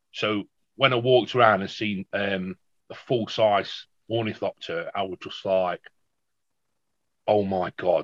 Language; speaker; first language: English; native; English